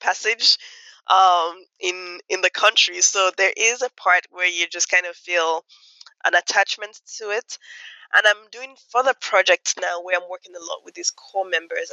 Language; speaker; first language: English; non-native, local second language; Yoruba